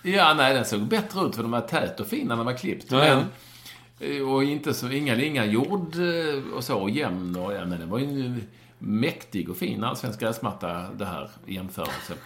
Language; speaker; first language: Swedish; native; Swedish